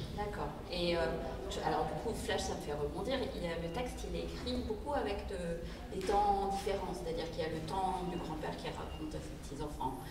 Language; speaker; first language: French; native; French